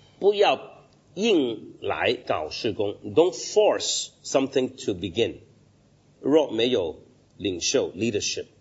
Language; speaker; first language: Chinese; non-native, local second language; Cantonese